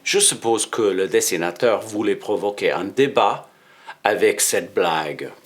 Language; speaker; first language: French; non-native, fluent; English